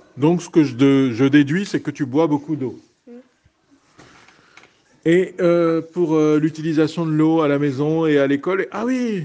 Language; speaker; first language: French; native; French